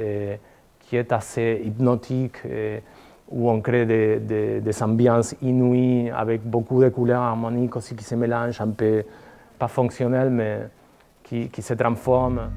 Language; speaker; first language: French; non-native, fluent; Spanish